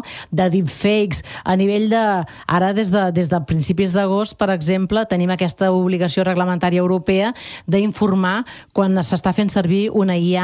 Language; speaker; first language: Catalan; native; Catalan